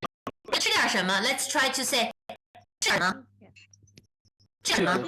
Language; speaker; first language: Chinese; non-native, fluent; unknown